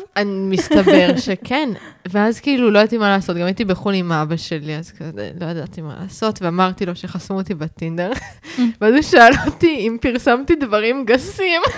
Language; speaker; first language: Hebrew; native; Hebrew